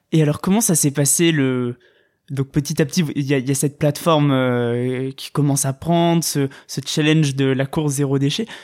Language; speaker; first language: French; native; French